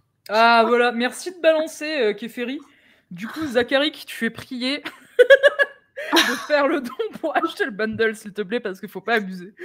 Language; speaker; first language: French; native; French